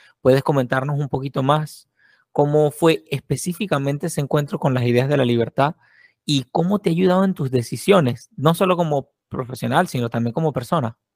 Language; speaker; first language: Spanish; native; Spanish